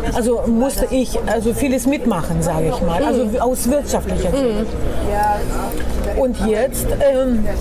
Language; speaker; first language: German; non-native, fluent; Russian